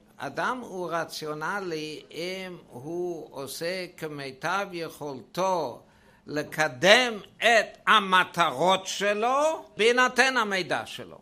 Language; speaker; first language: Hebrew; non-native, fluent; German